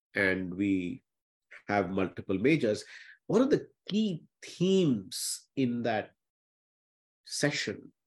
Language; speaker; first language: English; non-native, local second language; Hindi